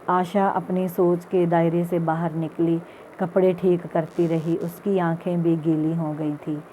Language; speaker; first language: Hindi; non-native, local second language; Punjabi